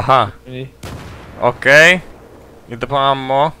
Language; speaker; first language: Polish; native; Polish